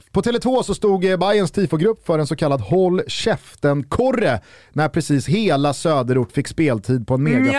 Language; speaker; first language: Swedish; native; Swedish